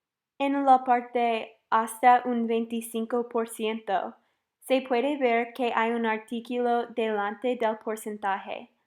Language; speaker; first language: Spanish; non-native, fluent; English